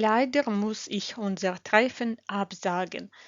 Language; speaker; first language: German; non-native, fluent; Ukrainian